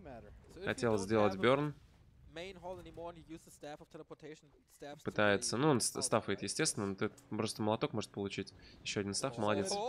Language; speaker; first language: Russian; native; Russian